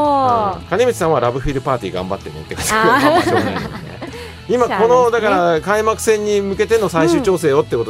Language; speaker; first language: Japanese; native; Japanese